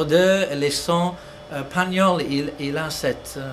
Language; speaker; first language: French; non-native, fluent; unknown